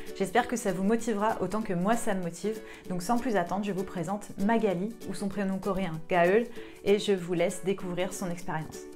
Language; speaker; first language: French; native; French